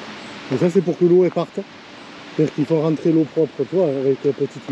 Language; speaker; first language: French; native; French